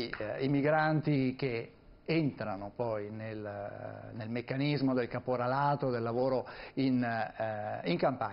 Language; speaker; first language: Italian; native; Italian